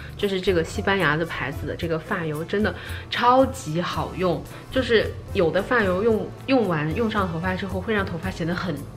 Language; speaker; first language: Chinese; native; Chinese